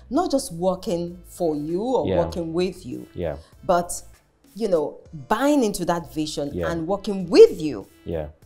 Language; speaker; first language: English; non-native, local second language; Yoruba